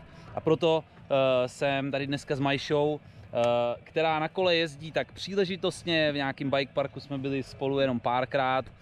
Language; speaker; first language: Czech; native; Czech